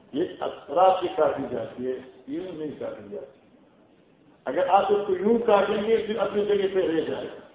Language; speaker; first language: Urdu; non-native, local second language; Northern Hindko